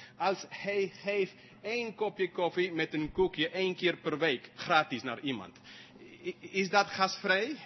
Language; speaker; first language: Dutch; non-native, fluent; English